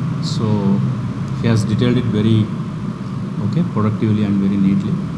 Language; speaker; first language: English; non-native, local second language; Telugu